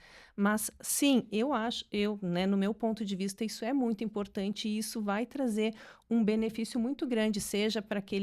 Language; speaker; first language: Portuguese; native; Portuguese